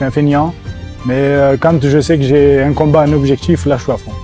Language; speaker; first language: French; native; French